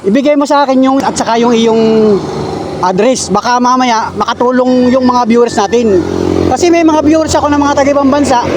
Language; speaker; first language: Filipino; native; Filipino